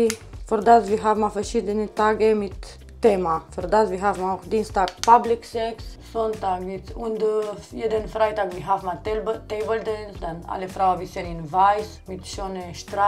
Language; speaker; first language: German; non-native, learner; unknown